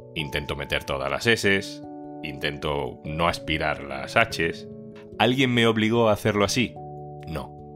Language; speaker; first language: Spanish; native; Spanish